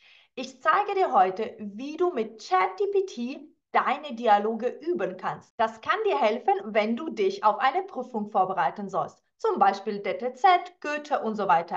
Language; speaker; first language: German; non-native, fluent; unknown